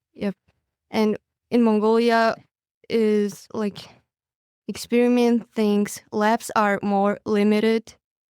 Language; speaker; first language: English; non-native, learner; Mongolian